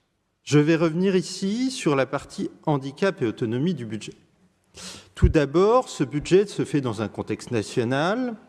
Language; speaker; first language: French; native; French